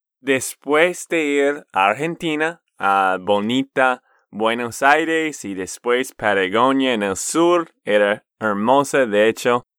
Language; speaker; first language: Spanish; non-native, fluent; English